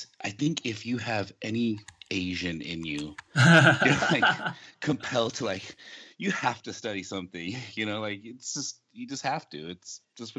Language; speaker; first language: English; early bilingual, other home language; Japanese